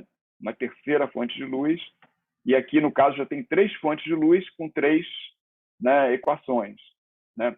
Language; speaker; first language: Portuguese; native; Portuguese